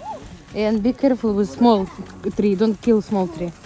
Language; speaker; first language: English; non-native, learner; Russian